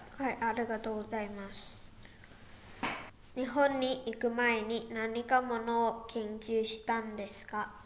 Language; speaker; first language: Japanese; non-native, learner; Indonesian